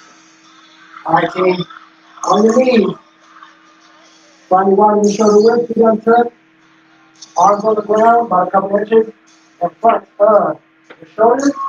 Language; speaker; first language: English; native; English